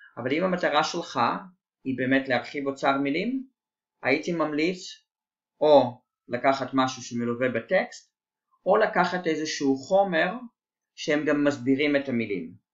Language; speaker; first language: Hebrew; native; Hebrew